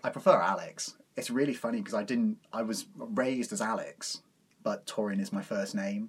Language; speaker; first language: English; native; English